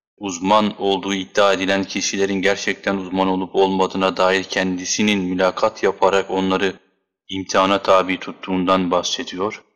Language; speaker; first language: Turkish; native; Turkish